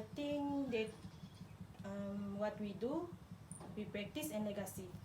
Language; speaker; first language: English; non-native, local second language; Malay